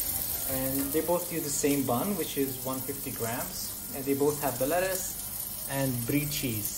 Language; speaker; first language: English; non-native, local second language; Filipino